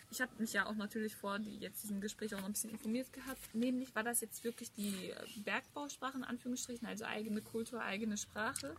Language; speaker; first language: German; early bilingual, other home language; Turkish